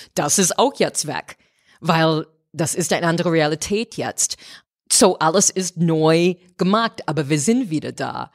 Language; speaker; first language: German; non-native, fluent; English